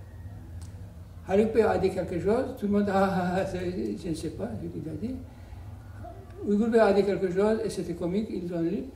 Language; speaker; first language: French; non-native, fluent; Turkish